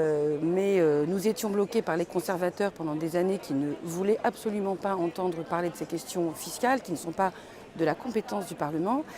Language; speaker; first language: French; native; French